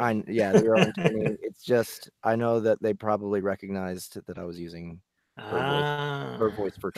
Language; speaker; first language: English; native; English